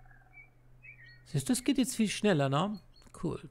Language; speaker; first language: German; native; German